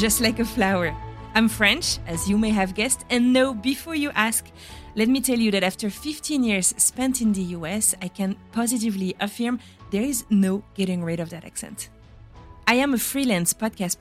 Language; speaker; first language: English; non-native, fluent; French